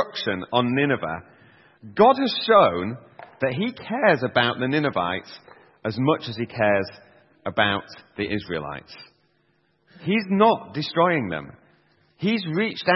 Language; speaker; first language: English; native; English